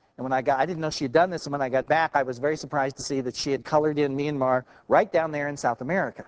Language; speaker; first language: English; native; English